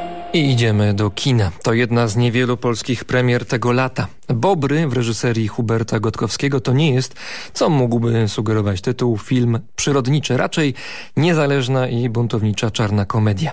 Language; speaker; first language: Polish; native; Polish